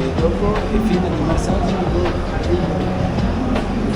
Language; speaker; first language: Italian; non-native, learner; Arabic